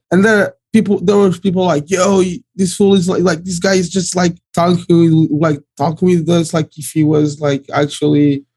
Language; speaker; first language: English; early bilingual, other home language; Portuguese